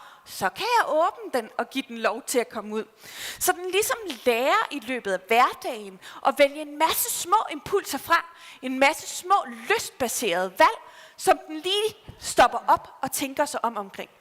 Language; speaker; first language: Danish; native; Danish